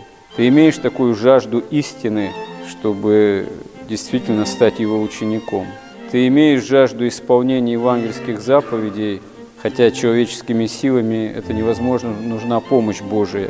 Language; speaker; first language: Russian; native; Russian